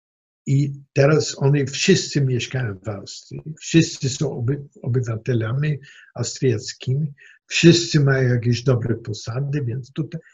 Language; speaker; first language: Polish; non-native, fluent; German